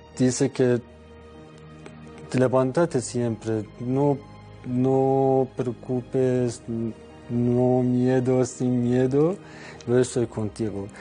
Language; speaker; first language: Spanish; non-native, learner; Persian